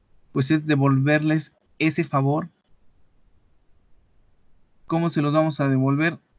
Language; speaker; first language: Spanish; native; Spanish